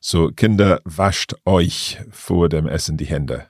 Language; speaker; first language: German; non-native, learner; English